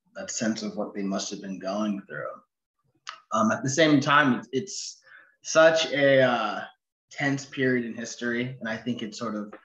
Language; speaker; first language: English; native; English